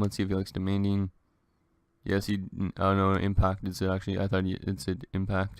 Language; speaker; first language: English; native; English